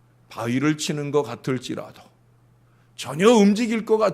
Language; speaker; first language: Korean; native; Korean